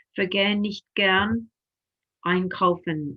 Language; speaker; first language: German; non-native, fluent; English